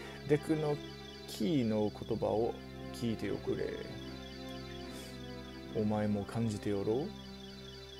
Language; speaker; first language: Japanese; non-native, learner; English